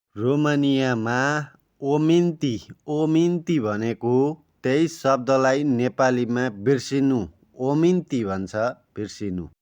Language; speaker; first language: Nepali; native; Nepali